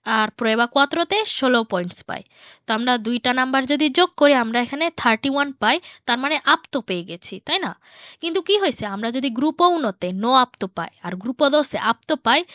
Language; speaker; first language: Bangla; early bilingual, heritage; Bangla